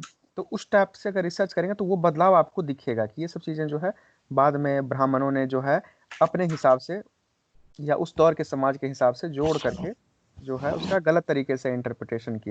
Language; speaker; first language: Hindi; native; Hindi